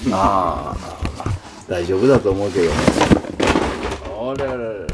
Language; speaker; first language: Japanese; native; Japanese